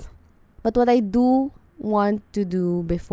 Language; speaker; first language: English; non-native, local second language; Filipino